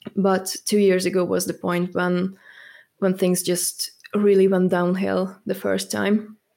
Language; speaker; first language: English; non-native, fluent; Hungarian